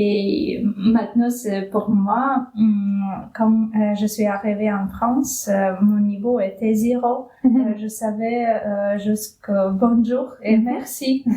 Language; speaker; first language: French; non-native, fluent; Ukrainian